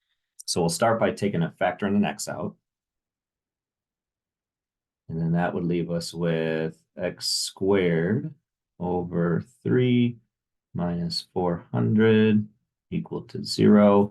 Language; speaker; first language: English; native; English